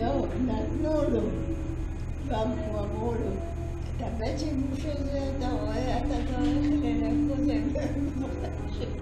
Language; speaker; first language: Hebrew; non-native, fluent; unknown